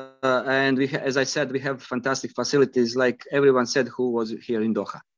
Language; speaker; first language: English; non-native, fluent; Croatian